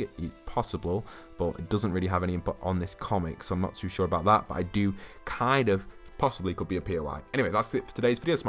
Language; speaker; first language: English; native; English